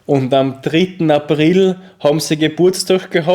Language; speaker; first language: German; native; German